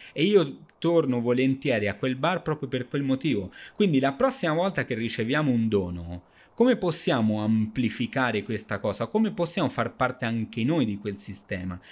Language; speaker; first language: Italian; non-native, fluent; Spanish